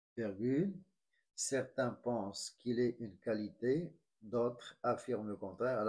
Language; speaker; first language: French; non-native, local second language; Arabic